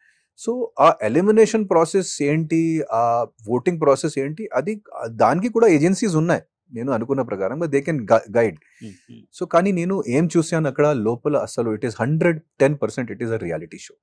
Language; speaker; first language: Telugu; non-native, fluent; Hindi